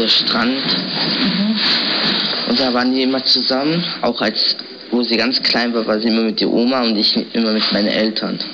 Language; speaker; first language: German; early bilingual, other home language; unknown